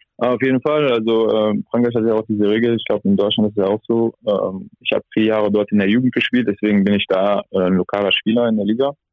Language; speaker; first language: German; non-native, local second language; French